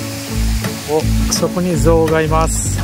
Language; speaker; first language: Japanese; non-native, fluent; Balinese